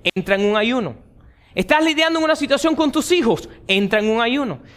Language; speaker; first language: Spanish; early bilingual, heritage; Spanish